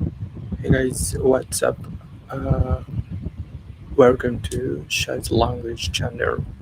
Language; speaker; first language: English; non-native, learner; Japanese